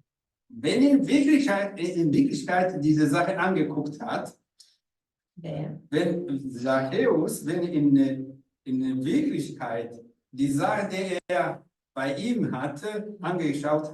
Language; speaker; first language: German; non-native, fluent; Rundi